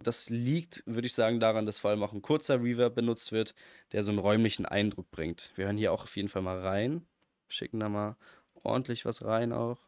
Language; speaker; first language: German; native; German